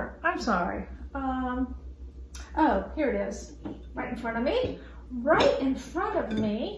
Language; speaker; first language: English; native; English